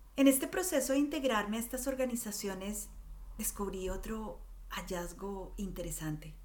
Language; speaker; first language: Spanish; native; Spanish